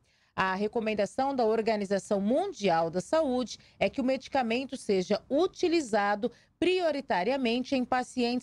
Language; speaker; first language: Portuguese; native; Portuguese